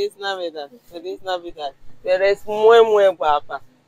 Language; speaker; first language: Spanish; non-native, learner; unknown